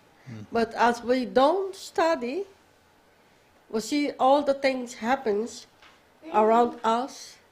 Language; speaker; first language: English; non-native, learner; Papiamento